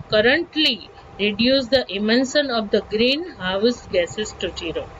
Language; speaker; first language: English; non-native, local second language; Gujarati